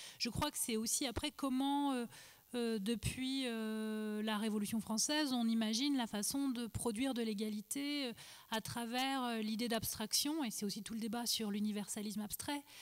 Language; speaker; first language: French; non-native, local second language; Arabic